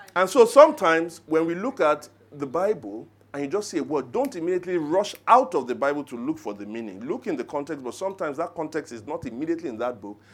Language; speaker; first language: English; non-native, local second language; Yoruba